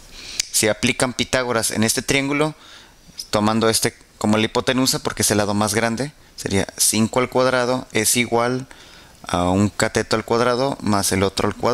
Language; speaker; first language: Spanish; native; Spanish